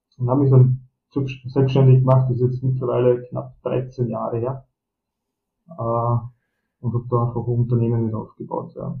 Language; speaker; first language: German; early bilingual, other home language; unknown